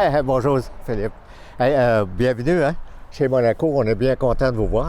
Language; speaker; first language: French; native; French